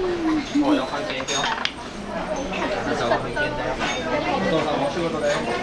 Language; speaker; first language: Japanese; native; Japanese